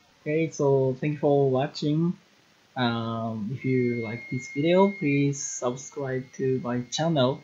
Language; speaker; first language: English; non-native, learner; Japanese